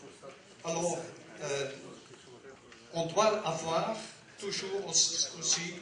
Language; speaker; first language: French; non-native, learner; Dutch